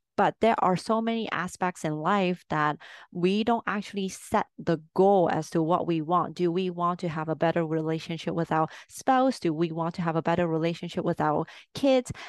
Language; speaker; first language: English; early bilingual, other home language; Cantonese